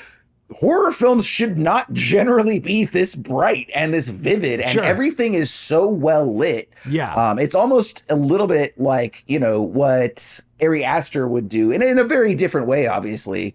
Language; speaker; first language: English; native; English